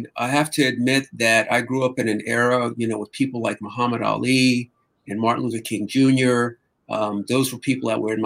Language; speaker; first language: English; native; English